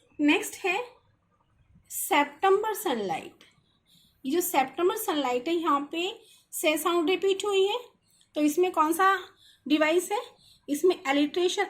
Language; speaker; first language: Hindi; native; Hindi